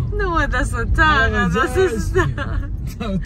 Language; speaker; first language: Portuguese; early bilingual, heritage; English